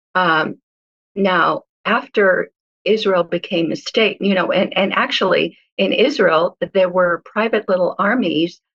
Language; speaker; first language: English; early bilingual, other home language; Hebrew